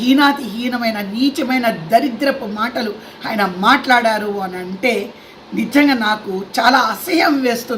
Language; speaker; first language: Telugu; native; Telugu